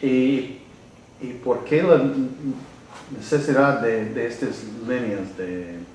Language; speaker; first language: Spanish; non-native, learner; English